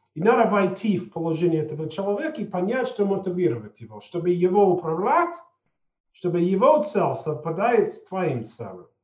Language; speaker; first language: Russian; non-native, fluent; English